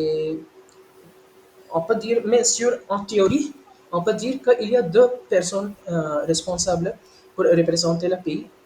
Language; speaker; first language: French; non-native, learner; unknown